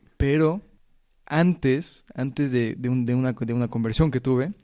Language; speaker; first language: Spanish; native; Spanish